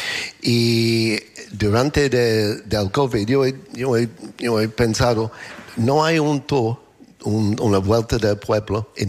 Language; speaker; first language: Spanish; non-native, learner; English